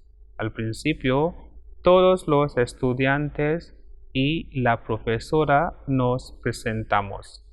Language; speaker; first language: Spanish; non-native, fluent; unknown